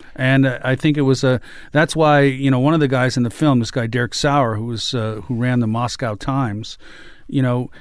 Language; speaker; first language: English; native; English